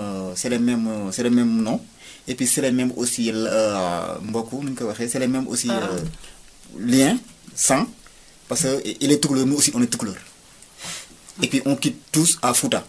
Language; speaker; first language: French; non-native, local second language; Wolof